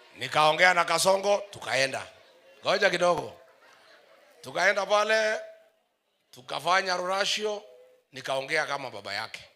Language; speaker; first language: Swahili; non-native, local second language; Kikuyu